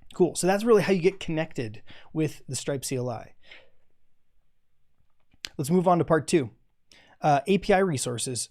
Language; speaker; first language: English; native; English